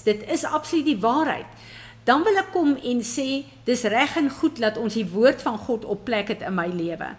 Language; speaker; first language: Afrikaans; native; Afrikaans